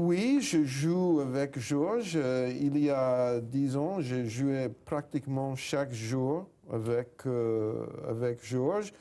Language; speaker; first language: French; non-native, fluent; English